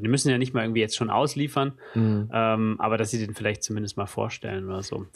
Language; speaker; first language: German; native; German